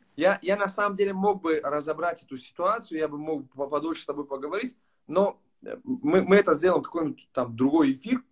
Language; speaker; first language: Russian; non-native, local second language; Tajik